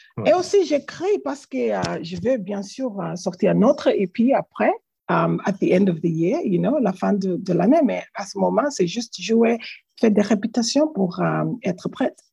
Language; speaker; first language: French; non-native, learner; English